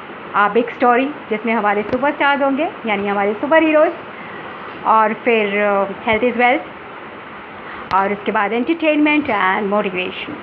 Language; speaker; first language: Hindi; native; Hindi